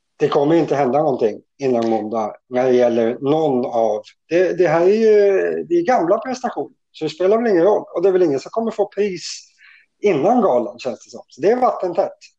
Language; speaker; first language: Swedish; native; Swedish